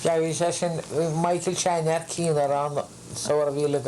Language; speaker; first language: Irish; native; Irish